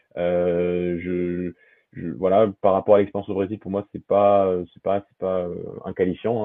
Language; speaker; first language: French; early bilingual, other home language; Portuguese